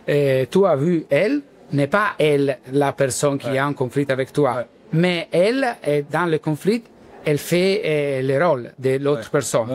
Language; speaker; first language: French; non-native, learner; Italian